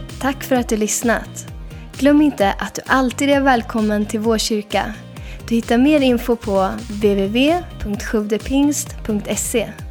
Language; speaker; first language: Swedish; native; Swedish